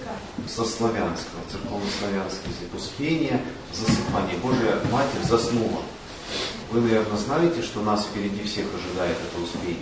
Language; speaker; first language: Russian; native; Russian